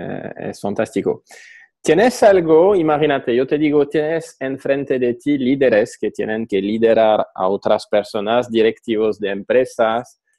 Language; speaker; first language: Spanish; non-native, fluent; French